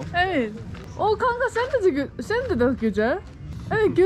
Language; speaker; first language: Turkish; non-native, learner; Spanish